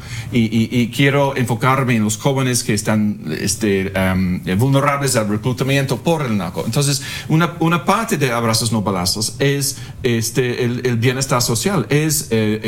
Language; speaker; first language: Spanish; non-native, fluent; English